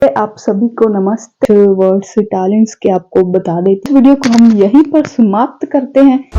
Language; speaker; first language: Hindi; non-native, local second language; Punjabi